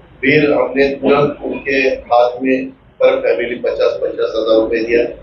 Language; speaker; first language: Hindi; non-native, local second language; Marathi